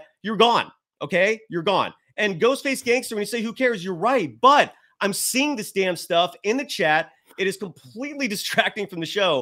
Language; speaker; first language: English; native; English